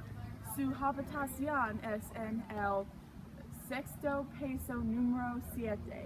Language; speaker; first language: Spanish; non-native, learner; English